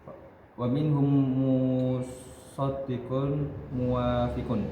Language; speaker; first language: Arabic; non-native, learner; Indonesian